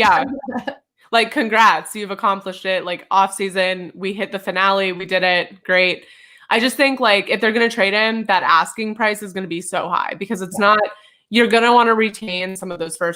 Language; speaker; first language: English; native; English